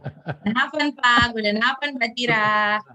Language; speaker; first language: Dutch; non-native, learner; Indonesian